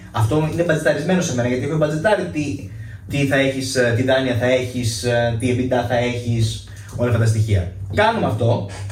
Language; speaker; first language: Greek; native; Greek